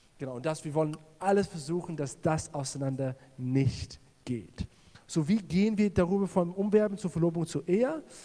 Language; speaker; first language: German; native; German